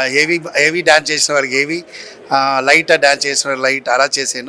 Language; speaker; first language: Telugu; non-native, local second language; Tamil